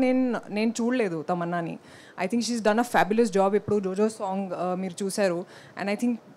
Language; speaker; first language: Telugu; non-native, local second language; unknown